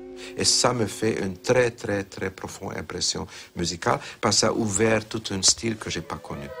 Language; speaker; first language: French; non-native, fluent; Hungarian